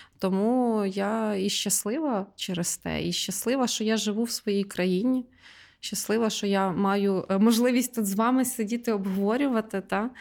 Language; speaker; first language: Ukrainian; native; Ukrainian